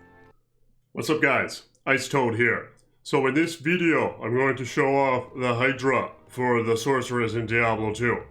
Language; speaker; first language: English; native; English